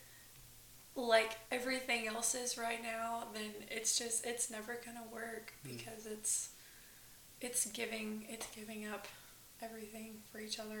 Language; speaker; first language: English; native; English